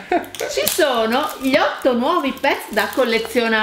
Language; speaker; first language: Italian; native; Italian